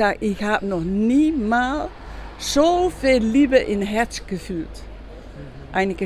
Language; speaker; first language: German; non-native, learner; Dutch